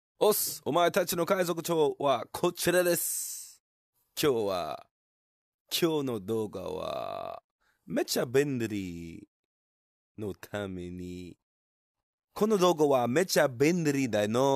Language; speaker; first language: Japanese; non-native, learner; English